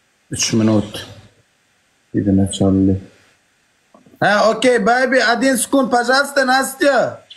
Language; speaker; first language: Russian; non-native, learner; Turkmen